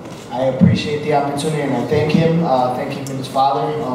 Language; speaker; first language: English; early bilingual, other home language; Spanish